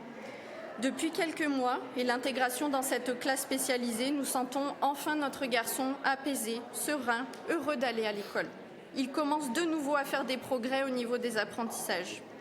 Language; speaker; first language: French; native; French